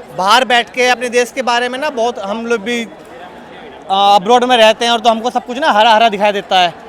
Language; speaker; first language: Hindi; native; Hindi